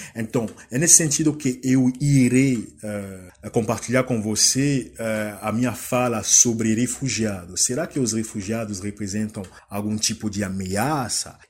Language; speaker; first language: Portuguese; non-native, fluent; French